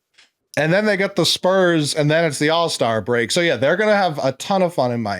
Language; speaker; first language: English; native; English